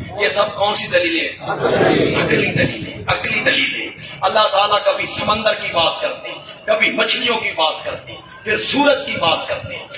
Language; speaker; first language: Urdu; non-native, local second language; Punjabi